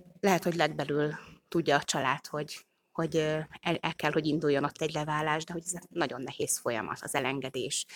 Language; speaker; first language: Hungarian; native; Hungarian